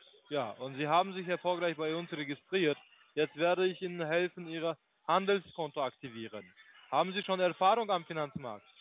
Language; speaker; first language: German; non-native, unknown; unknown